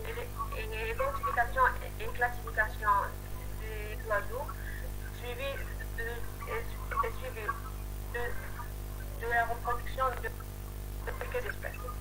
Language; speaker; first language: French; non-native, learner; Arabic